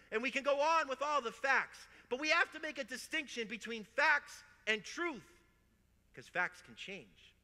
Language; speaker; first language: English; native; English